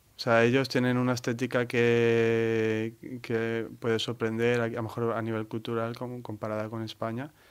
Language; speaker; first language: Spanish; native; Spanish